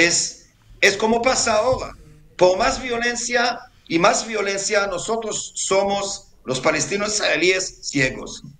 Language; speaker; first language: Spanish; non-native, fluent; Hebrew